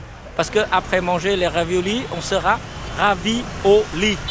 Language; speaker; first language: French; non-native, fluent; Vietnamese